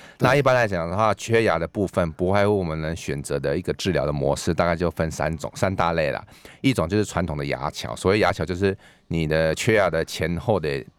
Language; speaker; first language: Chinese; native; Chinese